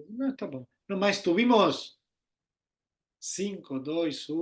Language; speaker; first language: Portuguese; non-native, learner; Spanish